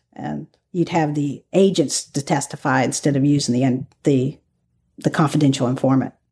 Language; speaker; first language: English; native; English